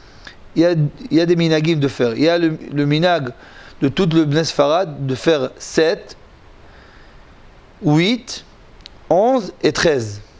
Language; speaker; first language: French; non-native, learner; Hebrew